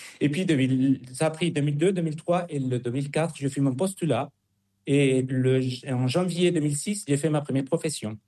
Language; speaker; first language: French; non-native, fluent; Spanish